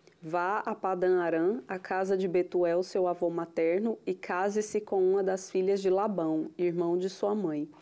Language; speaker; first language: Portuguese; native; Portuguese